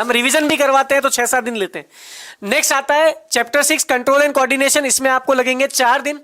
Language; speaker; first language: Hindi; native; Hindi